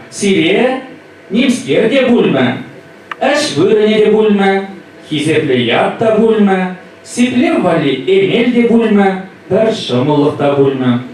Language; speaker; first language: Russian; non-native, local second language; Chuvash